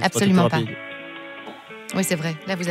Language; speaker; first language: French; native; French